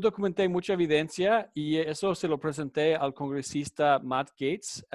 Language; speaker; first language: Spanish; non-native, fluent; English